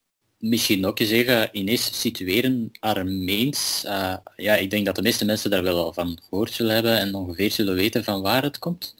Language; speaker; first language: Dutch; native; Dutch